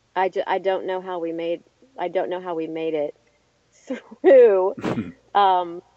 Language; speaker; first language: English; native; English